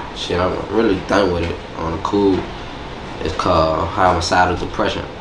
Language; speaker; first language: English; native; English